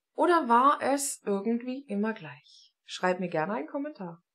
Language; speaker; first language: German; non-native, fluent; Estonian